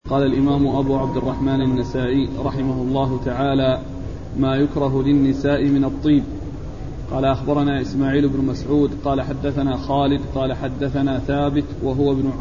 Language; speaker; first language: Arabic; native; Arabic